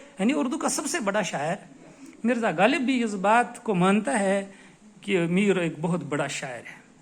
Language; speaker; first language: Urdu; non-native, local second language; Kashmiri